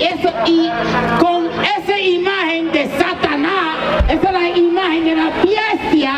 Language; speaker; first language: Spanish; non-native, learner; English